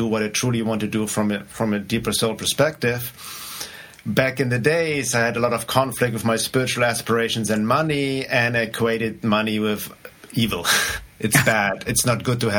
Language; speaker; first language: English; non-native, fluent; German